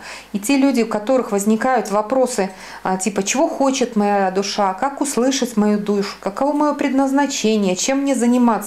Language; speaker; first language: Russian; native; Russian